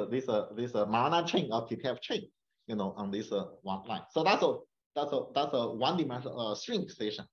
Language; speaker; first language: English; non-native, fluent; Chinese